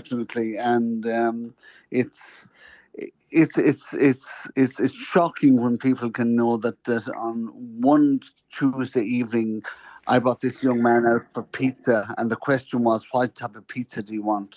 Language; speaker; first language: English; native; English